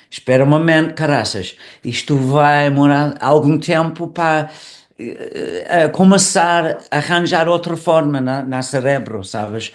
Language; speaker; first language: Portuguese; non-native, fluent; English